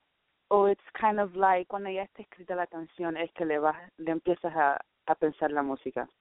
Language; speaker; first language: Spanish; early bilingual, heritage; Spanish